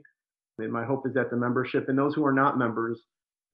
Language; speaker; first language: English; native; English